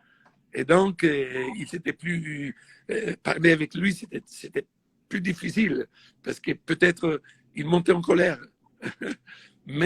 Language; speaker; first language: French; non-native, fluent; Italian